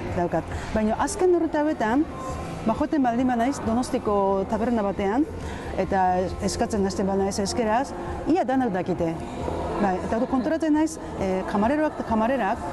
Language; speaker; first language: Basque; non-native, fluent; Japanese